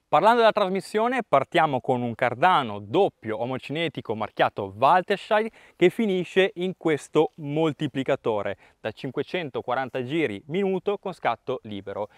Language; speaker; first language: Italian; native; Italian